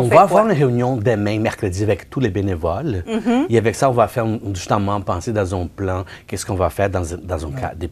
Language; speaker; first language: French; non-native, fluent; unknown